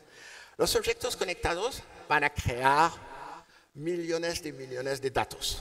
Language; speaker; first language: Spanish; non-native, learner; French